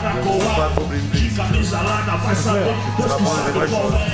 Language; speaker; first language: French; native; French